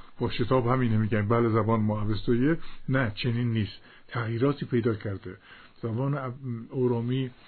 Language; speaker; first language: Persian; native; Persian